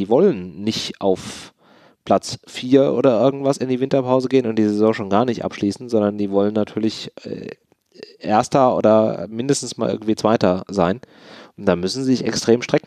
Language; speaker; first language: German; native; German